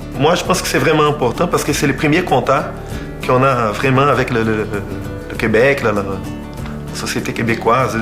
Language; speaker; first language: French; non-native, fluent; Portuguese